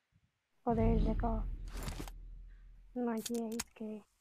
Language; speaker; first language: English; non-native, learner; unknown